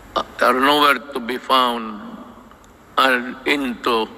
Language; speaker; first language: English; non-native, local second language; Cebuano